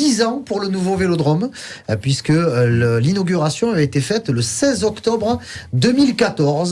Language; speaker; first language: French; native; French